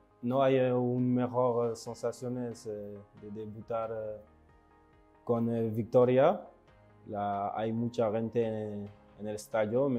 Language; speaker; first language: Spanish; non-native, learner; French